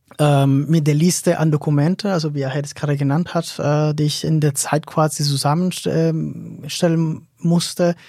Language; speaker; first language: German; non-native, fluent; Spanish